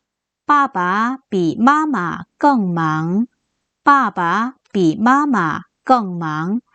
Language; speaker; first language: Chinese; non-native, fluent; Korean